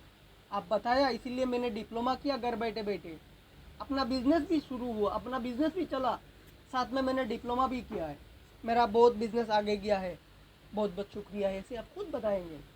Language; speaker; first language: Hindi; non-native, local second language; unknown